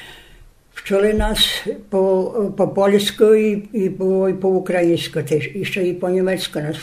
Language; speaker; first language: Polish; non-native, local second language; Rusyn